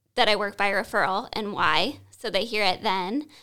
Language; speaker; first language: English; native; English